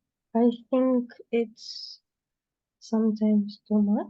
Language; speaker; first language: English; non-native, learner; Russian